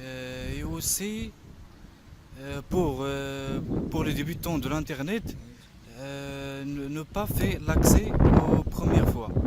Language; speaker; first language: French; non-native, learner; Arabic